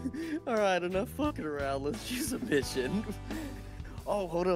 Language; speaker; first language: English; native; English